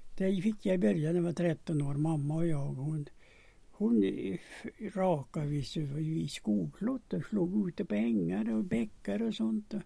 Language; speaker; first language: Swedish; native; Swedish